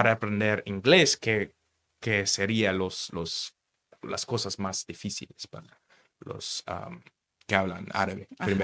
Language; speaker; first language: Spanish; non-native, fluent; English